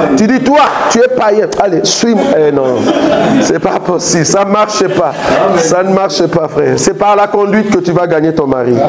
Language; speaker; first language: French; non-native, local second language; Lingala